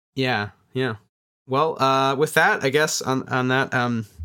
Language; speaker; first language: English; native; English